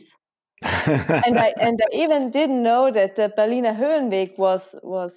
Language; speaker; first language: English; non-native, fluent; German